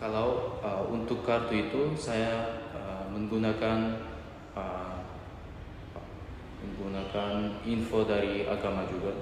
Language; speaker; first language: Indonesian; non-native, learner; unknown